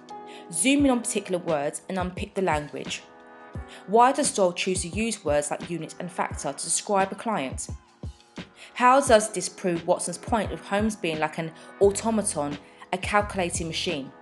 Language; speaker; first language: English; native; English